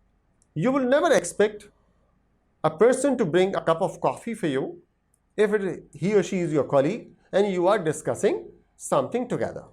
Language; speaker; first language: English; non-native, local second language; Hindi